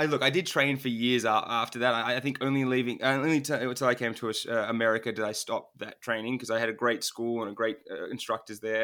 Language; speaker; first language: English; non-native, local second language; Turkish